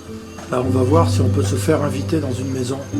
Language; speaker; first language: French; native; French